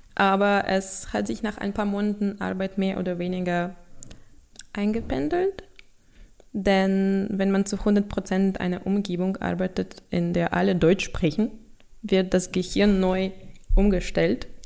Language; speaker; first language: German; non-native, fluent; Russian